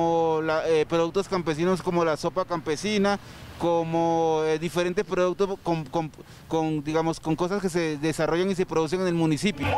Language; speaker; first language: Spanish; native; Spanish